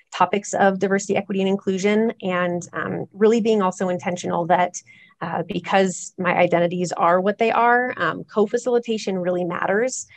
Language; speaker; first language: English; native; English